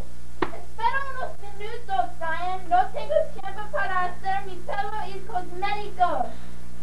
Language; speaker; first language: Spanish; non-native, learner; English